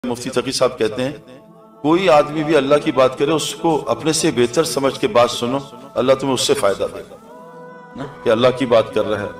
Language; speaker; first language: Urdu; native; Urdu